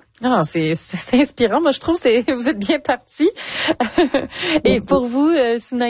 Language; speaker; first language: French; native; French